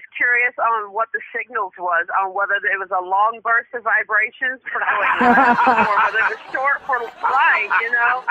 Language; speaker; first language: English; native; English